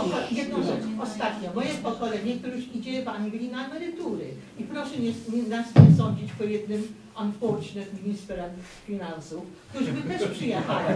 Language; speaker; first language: Polish; early bilingual, heritage; Polish